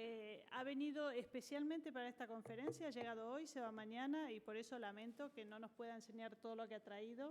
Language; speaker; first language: Spanish; native; Spanish